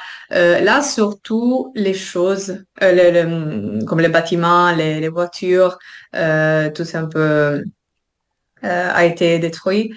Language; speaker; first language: French; non-native, fluent; Italian